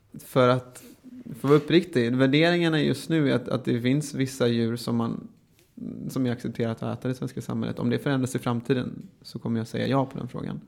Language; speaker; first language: Swedish; native; Swedish